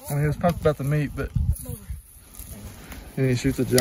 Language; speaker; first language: English; native; English